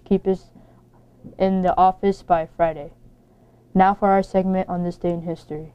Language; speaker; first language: English; native; English